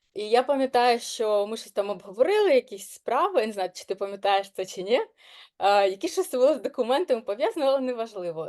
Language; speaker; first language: Ukrainian; non-native, local second language; Russian